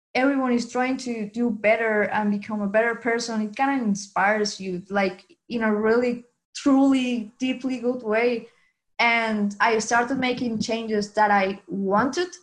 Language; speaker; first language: English; non-native, fluent; Spanish